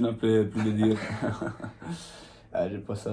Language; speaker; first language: French; non-native, learner; Swedish